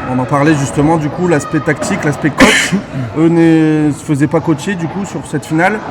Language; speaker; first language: French; native; French